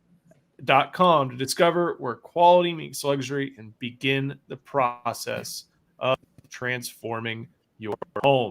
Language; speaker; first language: English; native; English